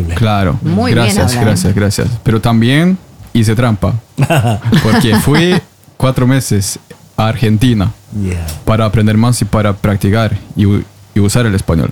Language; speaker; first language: Spanish; non-native, fluent; Norwegian